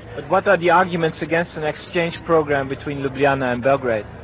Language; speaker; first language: English; non-native, fluent; Dutch